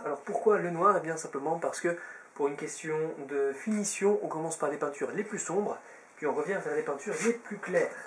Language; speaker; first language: French; native; French